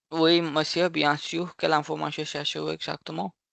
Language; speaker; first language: French; non-native, fluent; Hindi